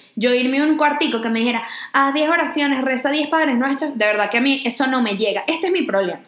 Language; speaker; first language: Spanish; native; Spanish